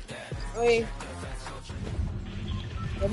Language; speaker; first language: French; native; French